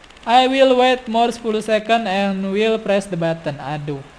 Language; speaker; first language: English; non-native, learner; Indonesian